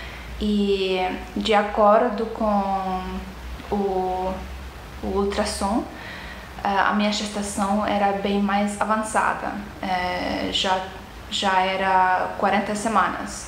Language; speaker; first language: Portuguese; non-native, fluent; Estonian